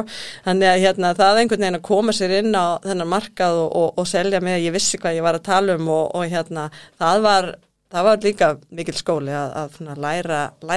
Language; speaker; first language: Icelandic; native; Icelandic